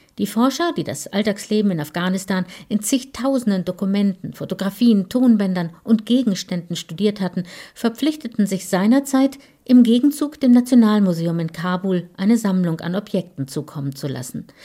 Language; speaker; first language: German; native; German